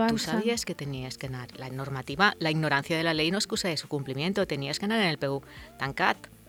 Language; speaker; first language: Catalan; non-native, local second language; Spanish